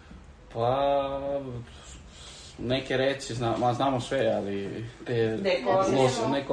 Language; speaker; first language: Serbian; early bilingual, heritage; Spanish